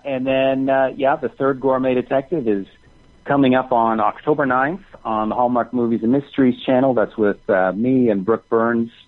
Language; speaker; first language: English; native; English